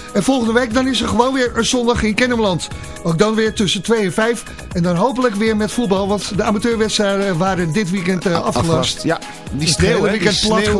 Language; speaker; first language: Dutch; native; Dutch